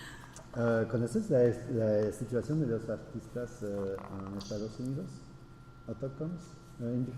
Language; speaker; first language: Spanish; non-native, fluent; French